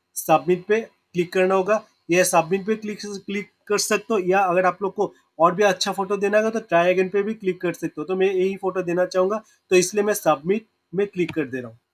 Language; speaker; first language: Hindi; non-native, local second language; Assamese